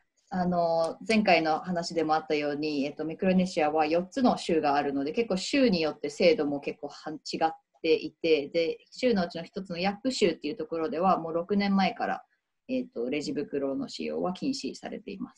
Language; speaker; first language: Japanese; native; Japanese